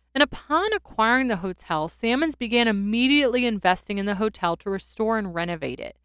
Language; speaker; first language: English; native; English